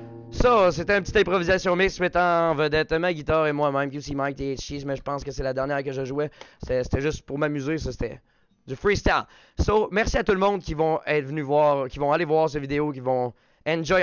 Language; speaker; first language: French; native; French